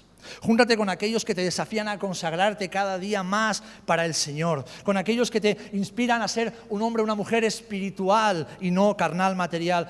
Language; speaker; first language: Spanish; native; Spanish